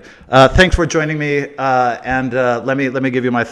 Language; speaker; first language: English; native; English